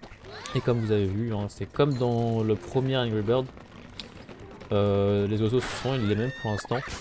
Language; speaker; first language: French; native; French